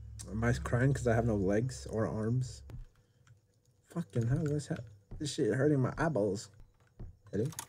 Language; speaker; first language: English; native; English